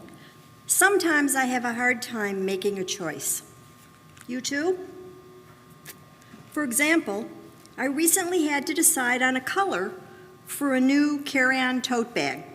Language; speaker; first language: English; native; English